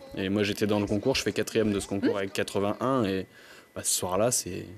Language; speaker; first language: French; native; French